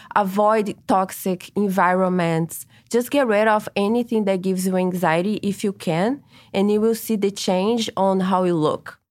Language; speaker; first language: English; non-native, fluent; Portuguese